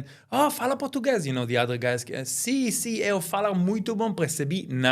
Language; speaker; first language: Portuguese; non-native, learner; English